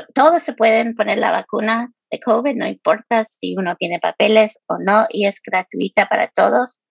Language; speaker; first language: Spanish; early bilingual, heritage; Spanish